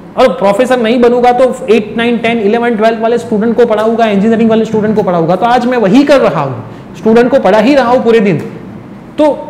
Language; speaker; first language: Hindi; non-native, local second language; Gujarati